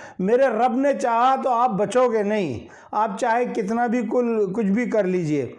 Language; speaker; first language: Urdu; native; Urdu